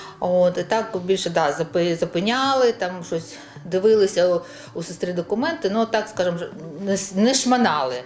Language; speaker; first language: Ukrainian; non-native, local second language; Russian